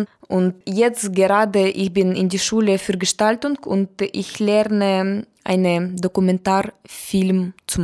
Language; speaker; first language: German; non-native, learner; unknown